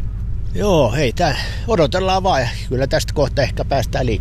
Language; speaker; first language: Finnish; native; Finnish